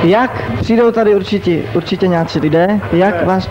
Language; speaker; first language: Czech; native; Czech